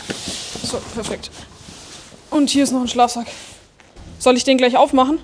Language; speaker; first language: German; native; German